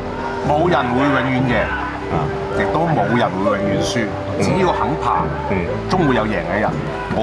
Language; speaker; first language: Cantonese; native; Cantonese